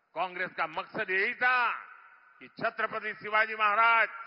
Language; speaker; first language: Hindi; non-native, local second language; Gujarati